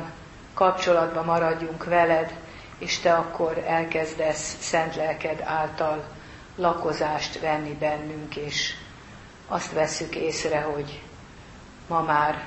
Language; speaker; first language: Hungarian; native; Hungarian